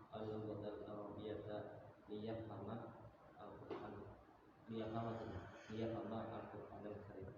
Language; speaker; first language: Arabic; non-native, learner; Indonesian